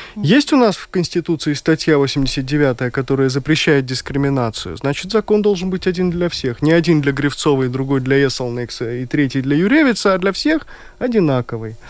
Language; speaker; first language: Russian; native; Russian